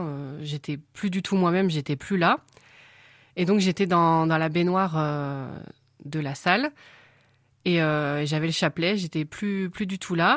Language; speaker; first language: French; native; French